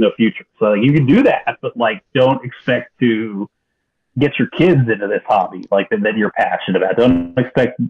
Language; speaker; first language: English; native; English